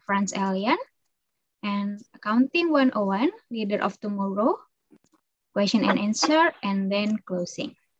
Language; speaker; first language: English; non-native, fluent; Indonesian